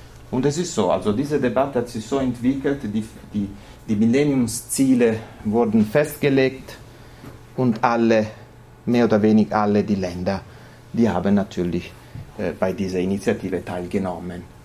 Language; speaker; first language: German; non-native, fluent; Italian